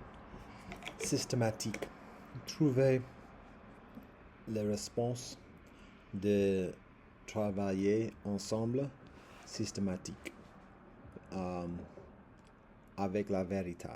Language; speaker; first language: French; non-native, learner; English